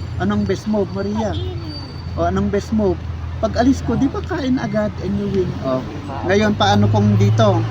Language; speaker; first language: Filipino; non-native, local second language; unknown